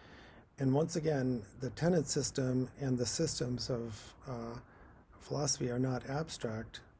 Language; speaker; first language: English; native; English